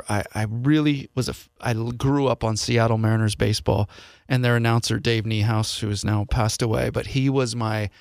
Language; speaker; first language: English; native; English